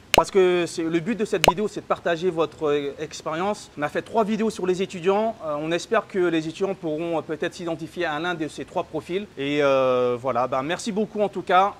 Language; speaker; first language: French; native; French